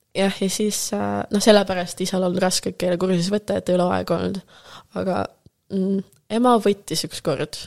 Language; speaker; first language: Estonian; non-native, local second language; Russian